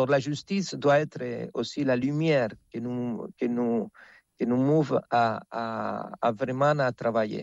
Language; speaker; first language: French; non-native, fluent; Spanish